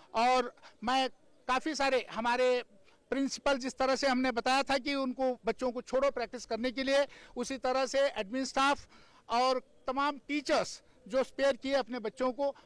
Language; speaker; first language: Hindi; non-native, local second language; Kannada